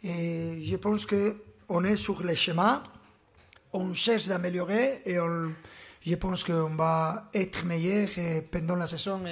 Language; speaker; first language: French; non-native, fluent; Spanish